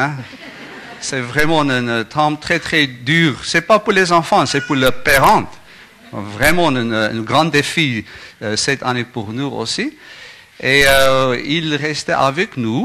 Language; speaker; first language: French; non-native, learner; Afrikaans